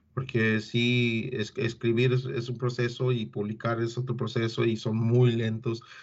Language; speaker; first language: Spanish; native; Spanish